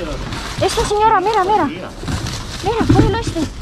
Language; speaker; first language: Spanish; non-native, learner; Filipino